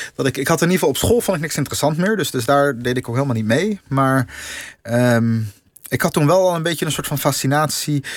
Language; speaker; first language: Dutch; native; Dutch